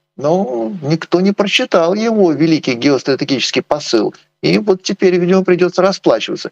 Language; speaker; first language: Russian; native; Russian